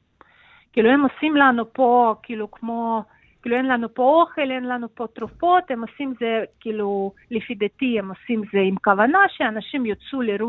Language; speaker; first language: Hebrew; non-native, fluent; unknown